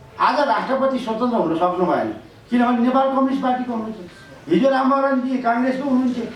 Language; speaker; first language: Nepali; native; Nepali